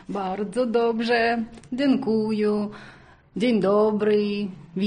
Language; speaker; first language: Polish; non-native, learner; Ukrainian